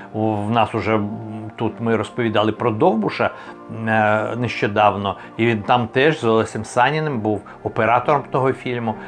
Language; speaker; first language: Ukrainian; native; Ukrainian